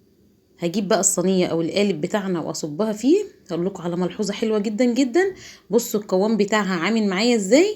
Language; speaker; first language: Arabic; native; Arabic